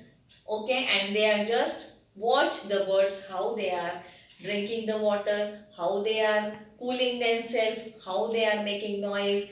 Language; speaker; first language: English; non-native, local second language; Marathi